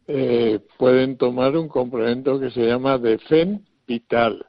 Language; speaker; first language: Spanish; native; Spanish